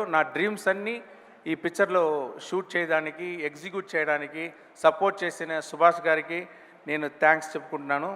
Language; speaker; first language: Telugu; non-native, local second language; Tamil